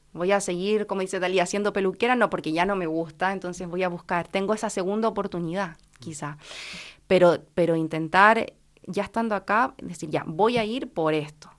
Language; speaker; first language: Spanish; native; Spanish